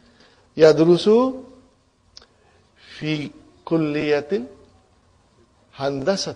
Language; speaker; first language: Arabic; non-native, fluent; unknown